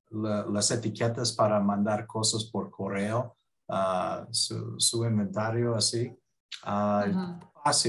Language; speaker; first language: Spanish; non-native, fluent; English